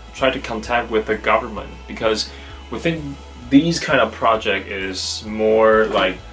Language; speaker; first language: English; non-native, fluent; Chinese